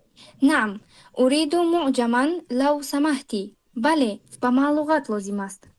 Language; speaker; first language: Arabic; non-native, learner; Tajik